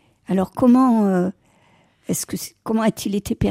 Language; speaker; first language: French; native; French